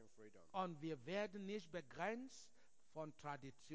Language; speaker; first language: German; non-native, learner; English